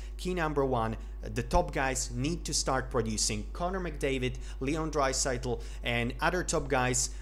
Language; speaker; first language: English; non-native, fluent; Slovak